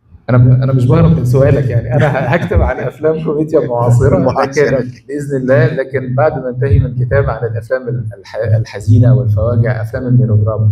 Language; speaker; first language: Arabic; native; Arabic